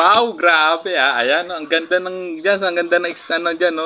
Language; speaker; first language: Filipino; native; Filipino